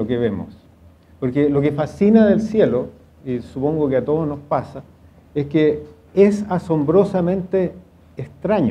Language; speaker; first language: Spanish; native; Spanish